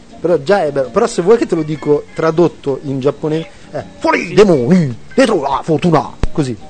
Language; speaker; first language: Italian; native; Italian